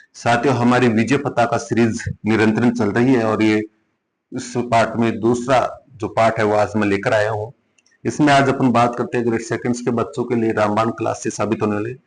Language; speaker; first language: Hindi; native; Hindi